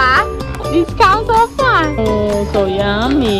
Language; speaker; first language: English; non-native, learner; Khmer